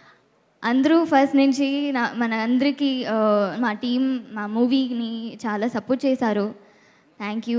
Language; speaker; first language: Telugu; non-native, learner; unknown